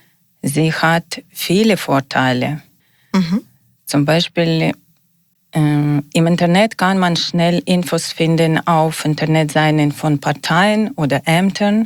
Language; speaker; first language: German; non-native, learner; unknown